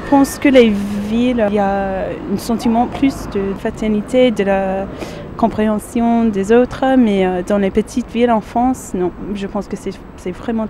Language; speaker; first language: French; non-native, fluent; English